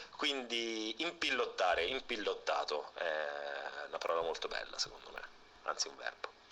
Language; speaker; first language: Italian; native; Italian